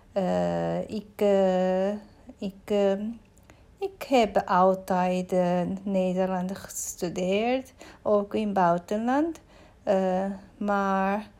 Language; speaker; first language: Dutch; non-native, learner; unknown